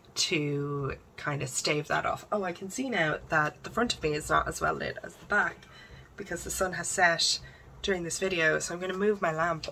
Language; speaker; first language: English; native; English